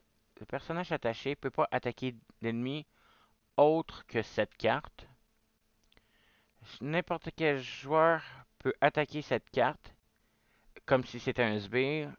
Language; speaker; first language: French; native; French